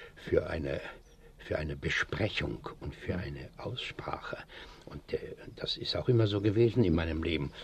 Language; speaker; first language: German; native; German